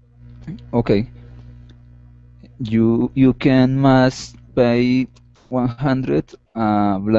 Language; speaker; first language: English; non-native, learner; Spanish